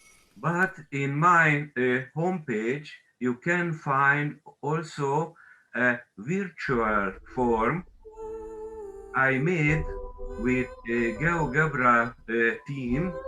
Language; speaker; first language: English; non-native, learner; Hungarian